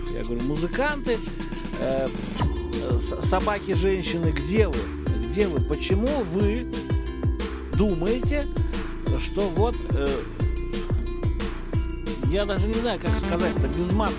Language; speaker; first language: Russian; native; Russian